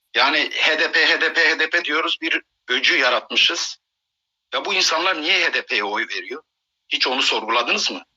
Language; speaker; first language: Turkish; non-native, local second language; Kurdish